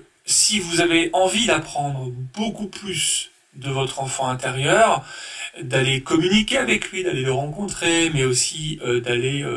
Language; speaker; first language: French; native; French